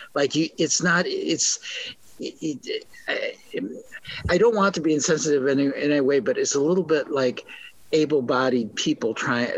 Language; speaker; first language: English; native; English